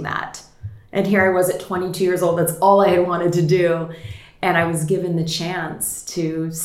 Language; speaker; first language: English; native; English